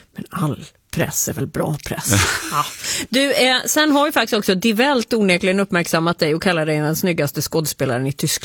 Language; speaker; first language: Swedish; native; Swedish